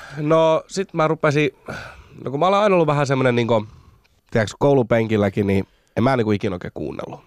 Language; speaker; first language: Finnish; early bilingual, other home language; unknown